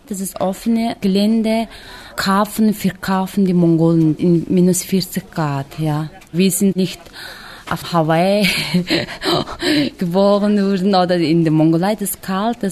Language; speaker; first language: German; non-native, fluent; Mongolian